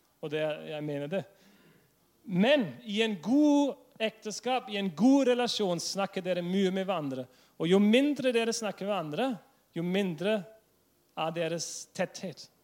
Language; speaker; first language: Norwegian; non-native, fluent; English